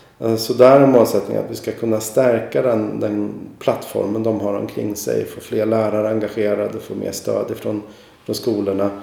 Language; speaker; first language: Swedish; native; Swedish